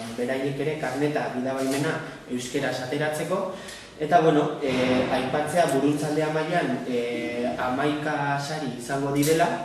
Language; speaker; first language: Basque; native; Basque